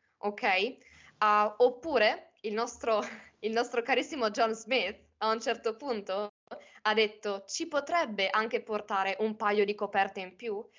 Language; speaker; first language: Italian; native; Italian